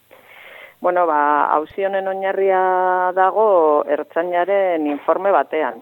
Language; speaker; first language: Basque; native; Basque